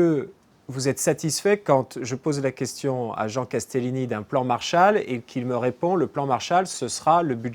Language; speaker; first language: French; native; French